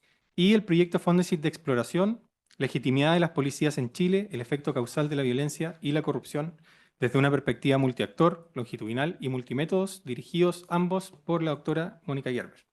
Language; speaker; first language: Spanish; native; Spanish